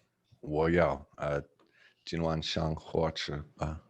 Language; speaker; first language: Chinese; non-native, learner; English